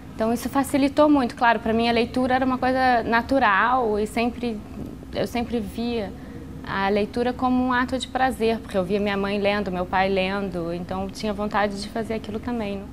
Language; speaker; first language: Portuguese; native; Portuguese